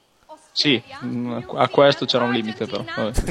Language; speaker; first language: Italian; native; Italian